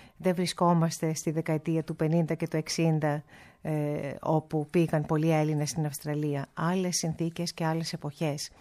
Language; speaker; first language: Greek; early bilingual, heritage; Greek